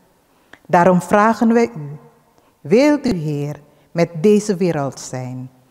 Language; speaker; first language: Dutch; early bilingual, other home language; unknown